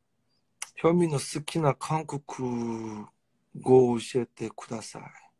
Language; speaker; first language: Japanese; non-native, fluent; Korean